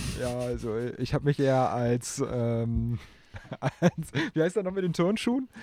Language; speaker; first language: German; native; German